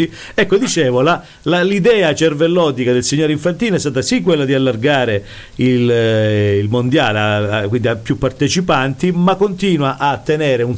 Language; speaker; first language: Italian; native; Italian